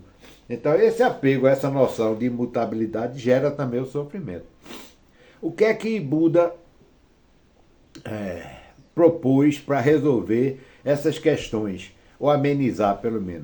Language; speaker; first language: Portuguese; native; Portuguese